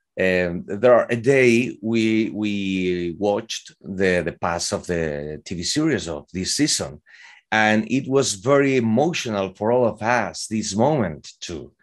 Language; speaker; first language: English; non-native, fluent; Spanish